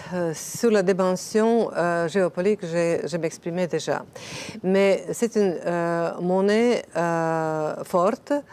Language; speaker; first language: French; non-native, fluent; Latvian